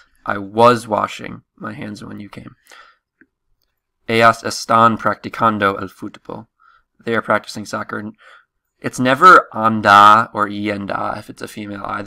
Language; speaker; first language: English; native; English